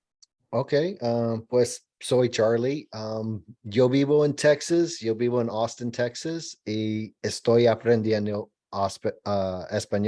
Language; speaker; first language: Spanish; non-native, learner; English